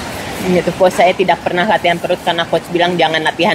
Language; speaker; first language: Indonesian; native; Indonesian